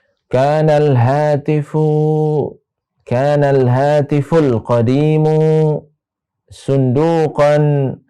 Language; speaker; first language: Arabic; non-native, fluent; Indonesian